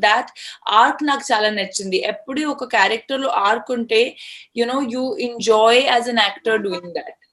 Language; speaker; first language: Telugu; non-native, fluent; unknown